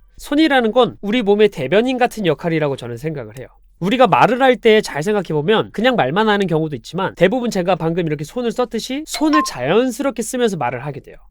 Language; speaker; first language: Korean; native; Korean